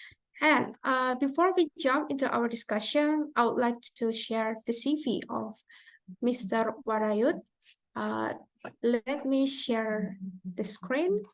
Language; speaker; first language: English; non-native, fluent; Indonesian